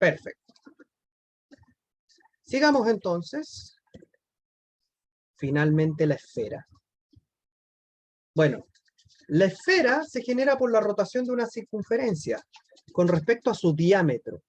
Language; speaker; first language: Spanish; native; Spanish